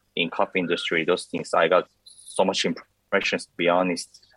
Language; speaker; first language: English; non-native, learner; Korean